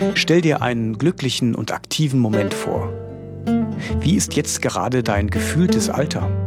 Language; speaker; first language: German; native; German